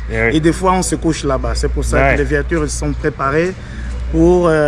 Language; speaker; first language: French; non-native, fluent; Portuguese